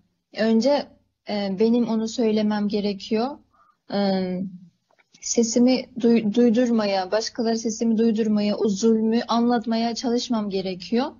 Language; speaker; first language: Turkish; early bilingual, other home language; Uyghur